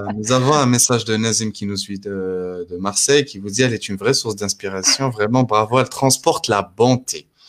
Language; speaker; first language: French; non-native, local second language; Arabic